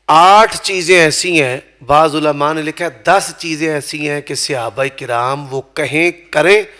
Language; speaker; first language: Urdu; non-native, local second language; Punjabi